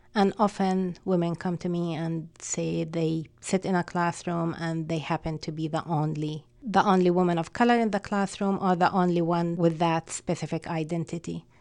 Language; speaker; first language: English; non-native, fluent; Arabic